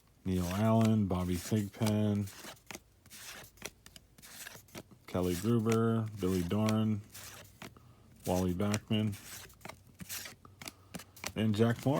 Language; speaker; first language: English; native; English